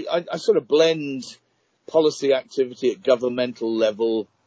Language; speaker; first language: English; native; English